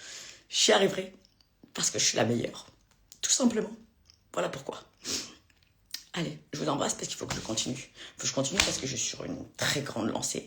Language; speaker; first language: French; native; French